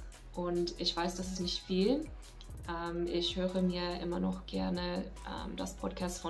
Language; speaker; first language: German; non-native, fluent; English